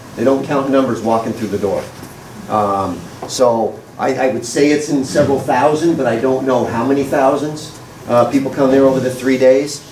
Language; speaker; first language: English; native; English